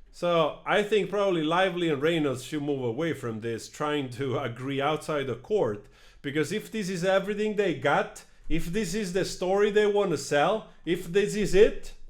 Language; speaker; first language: English; non-native, fluent; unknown